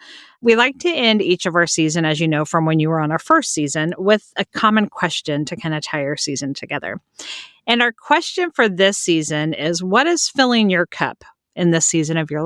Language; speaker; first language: English; native; English